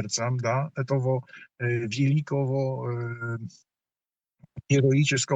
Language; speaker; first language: Polish; non-native, learner; Russian